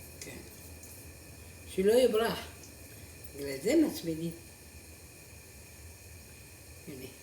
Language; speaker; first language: Hebrew; non-native, fluent; Arabic